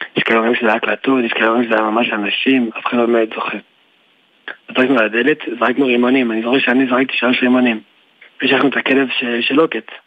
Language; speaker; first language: Hebrew; early bilingual, other home language; French